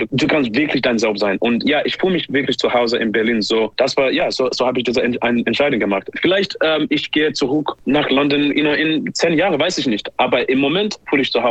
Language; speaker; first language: German; non-native, learner; English